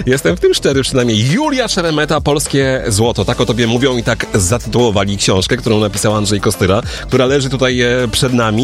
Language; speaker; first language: Polish; native; Polish